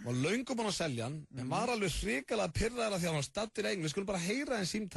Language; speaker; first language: Icelandic; native; Icelandic